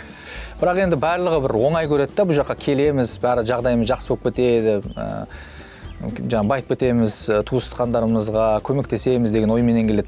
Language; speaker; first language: Kazakh; native; Kazakh